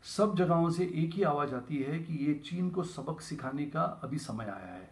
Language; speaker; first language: Hindi; non-native, local second language; Marathi